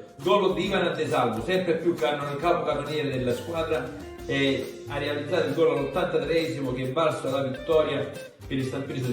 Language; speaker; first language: Italian; native; Italian